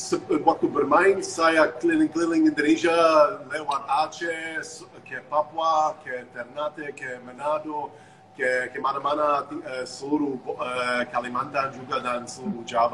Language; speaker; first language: Indonesian; non-native, fluent; English